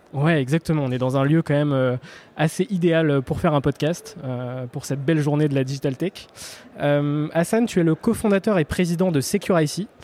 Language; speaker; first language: French; native; French